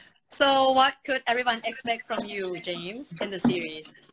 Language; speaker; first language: English; non-native, fluent; Thai